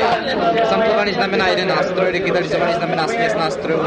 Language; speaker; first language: Czech; native; Czech